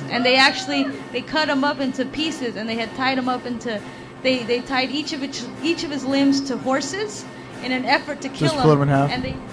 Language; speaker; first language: English; early bilingual, other home language; Spanish